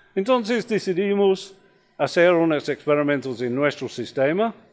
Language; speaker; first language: Spanish; non-native, fluent; English